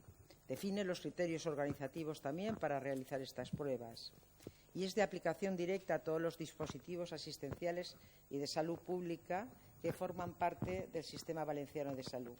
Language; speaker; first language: Spanish; native; Spanish